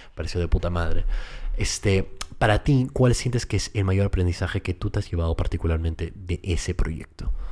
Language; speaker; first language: Spanish; native; Spanish